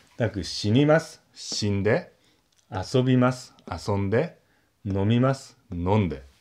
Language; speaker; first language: Japanese; non-native, learner; Czech